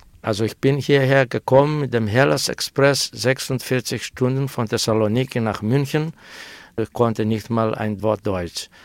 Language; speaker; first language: German; non-native, fluent; Greek